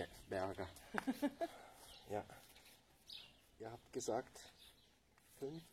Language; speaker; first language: German; non-native, fluent; Tajik